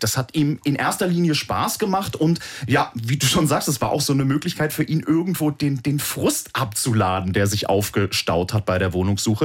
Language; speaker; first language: German; native; German